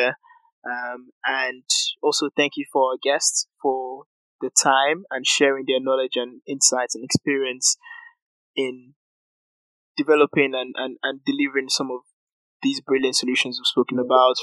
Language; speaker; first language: English; non-native, local second language; Yoruba